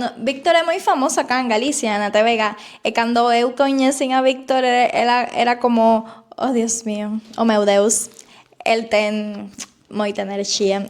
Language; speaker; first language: Galician; non-native, learner; Spanish